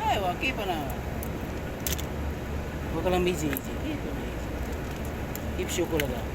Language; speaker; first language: Arabic; non-native, learner; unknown